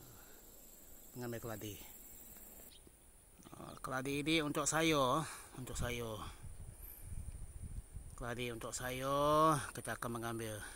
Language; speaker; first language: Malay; non-native, local second language; Iban